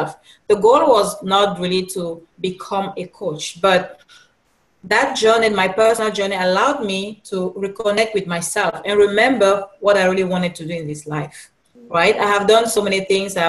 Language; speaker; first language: English; non-native, local second language; French